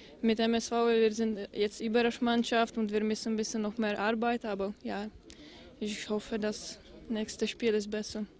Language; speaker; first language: German; non-native, learner; Czech